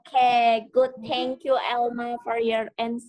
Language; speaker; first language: English; non-native, learner; Indonesian